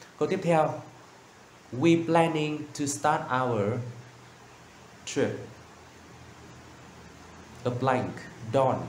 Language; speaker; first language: English; non-native, fluent; Vietnamese